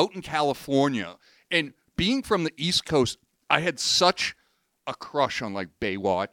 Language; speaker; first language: English; native; English